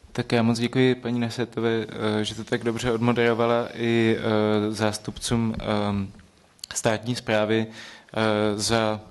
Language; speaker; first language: Czech; native; Czech